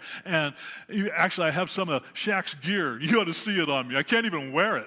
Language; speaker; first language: English; native; English